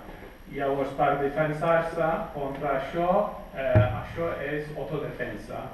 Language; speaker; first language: Catalan; non-native, fluent; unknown